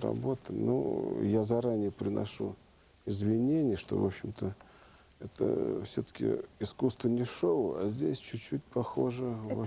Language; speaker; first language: Russian; native; Russian